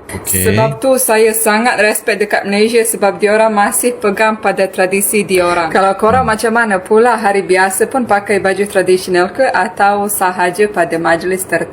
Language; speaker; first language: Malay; non-native, fluent; Bosnian